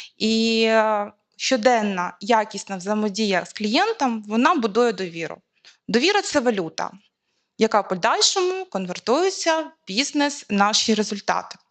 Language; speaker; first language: Ukrainian; native; Ukrainian